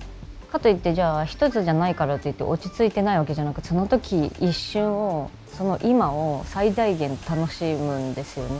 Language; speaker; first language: Japanese; native; Japanese